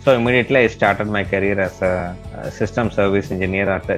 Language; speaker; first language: English; non-native, local second language; Tamil